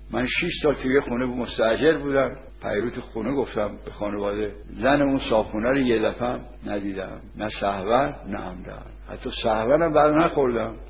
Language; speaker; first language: Persian; native; Persian